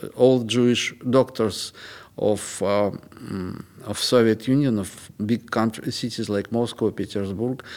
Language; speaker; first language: English; non-native, fluent; Russian